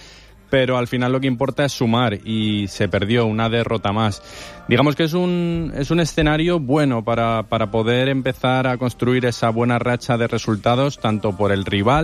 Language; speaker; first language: Spanish; native; Spanish